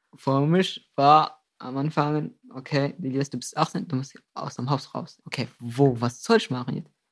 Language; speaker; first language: German; non-native, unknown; Somali